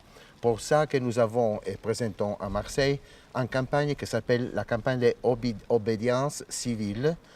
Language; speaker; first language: French; non-native, learner; Italian